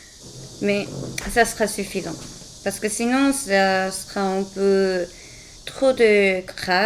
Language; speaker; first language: French; non-native, fluent; Korean